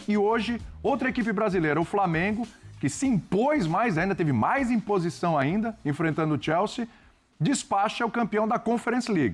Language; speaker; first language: Portuguese; native; Portuguese